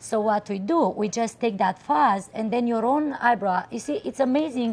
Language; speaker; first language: English; non-native, fluent; Romanian